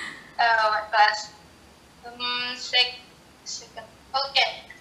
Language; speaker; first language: English; non-native, learner; Indonesian